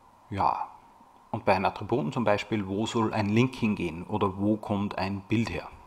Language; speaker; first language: German; native; German